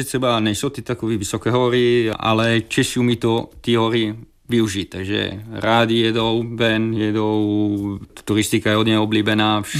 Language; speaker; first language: Czech; non-native, fluent; Italian